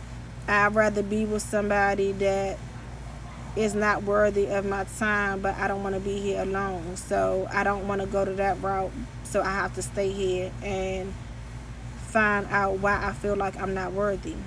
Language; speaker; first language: English; native; English